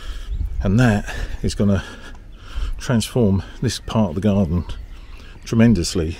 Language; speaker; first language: English; native; English